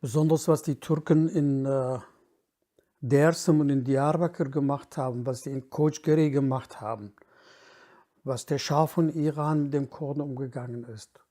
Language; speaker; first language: German; non-native, fluent; Kurdish